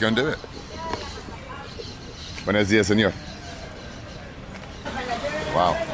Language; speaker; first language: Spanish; non-native, learner; English